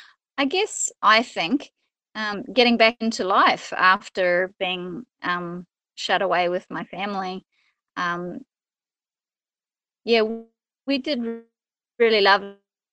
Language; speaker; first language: English; native; English